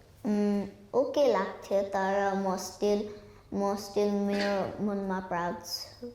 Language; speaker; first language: Nepali; early bilingual, heritage; Nepali